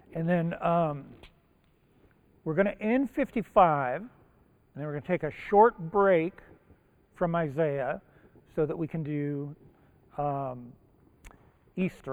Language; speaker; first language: English; early bilingual, other home language; Japanese